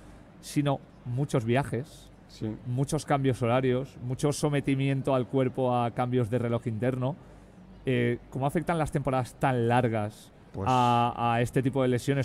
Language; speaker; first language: Spanish; native; Spanish